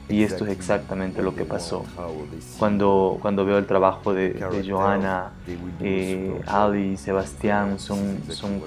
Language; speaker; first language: Spanish; non-native, fluent; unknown